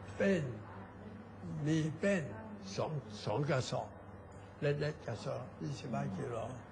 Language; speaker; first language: Thai; non-native, learner; Chinese